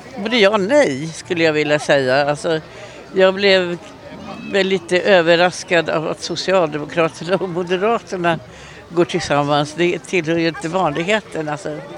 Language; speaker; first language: Swedish; native; Swedish